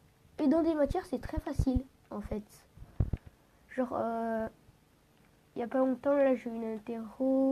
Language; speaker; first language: French; native; French